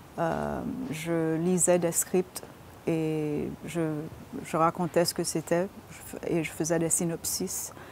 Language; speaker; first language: French; early bilingual, heritage; French